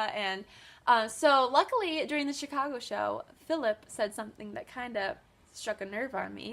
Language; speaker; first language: English; native; English